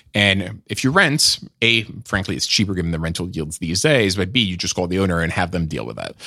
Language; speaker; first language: English; non-native, fluent; French